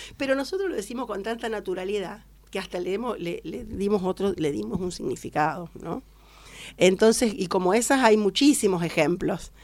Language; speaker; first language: Spanish; native; Spanish